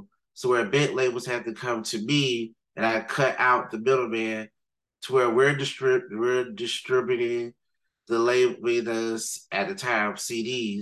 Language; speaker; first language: English; native; English